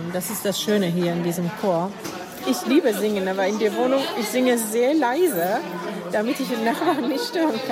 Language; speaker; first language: German; non-native, fluent; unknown